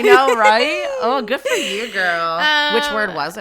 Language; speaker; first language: English; native; English